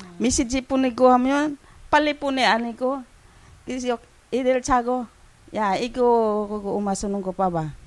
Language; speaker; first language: Korean; non-native, learner; Filipino